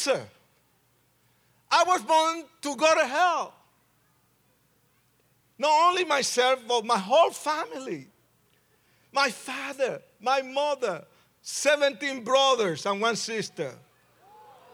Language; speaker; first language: English; non-native, fluent; Spanish